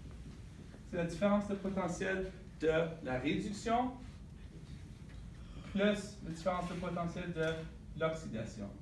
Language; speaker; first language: French; native; French